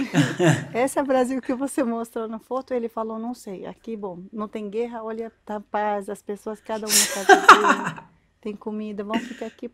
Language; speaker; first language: Portuguese; non-native, learner; Arabic